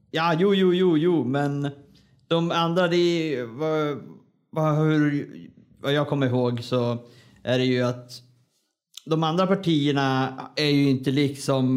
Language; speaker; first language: Swedish; native; Swedish